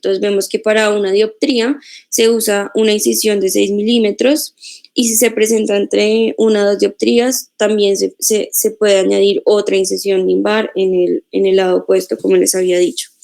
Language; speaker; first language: Spanish; native; Spanish